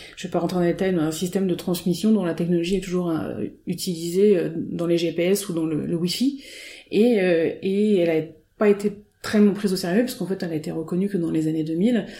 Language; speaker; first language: French; native; French